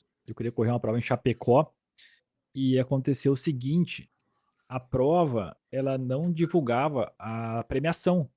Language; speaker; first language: Portuguese; native; Portuguese